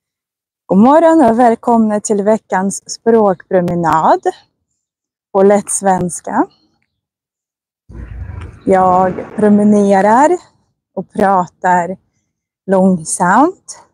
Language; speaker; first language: Swedish; non-native, fluent; Russian